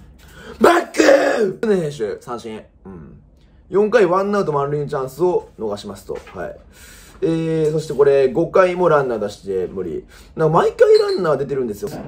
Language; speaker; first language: Japanese; native; Japanese